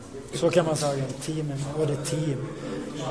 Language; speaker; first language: German; non-native, learner; Swedish